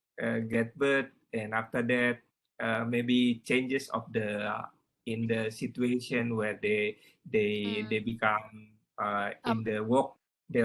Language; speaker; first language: English; non-native, learner; Indonesian